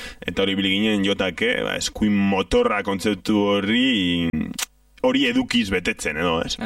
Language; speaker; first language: Basque; native; Basque